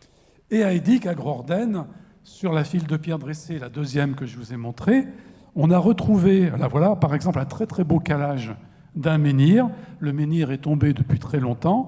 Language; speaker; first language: French; native; French